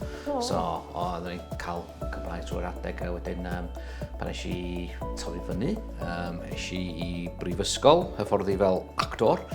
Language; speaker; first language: Welsh; non-native, local second language; English